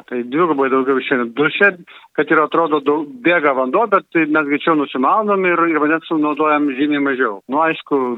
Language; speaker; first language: Lithuanian; native; Lithuanian